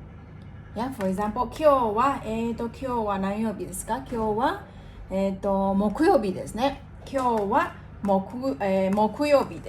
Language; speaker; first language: Japanese; non-native, fluent; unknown